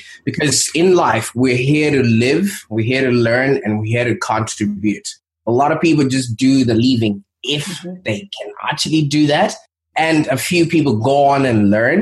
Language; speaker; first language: English; non-native, local second language; Shona